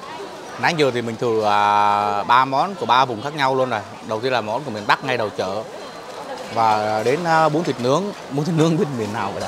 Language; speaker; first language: Vietnamese; native; Vietnamese